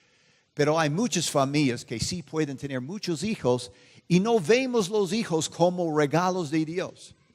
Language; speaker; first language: Spanish; non-native, fluent; English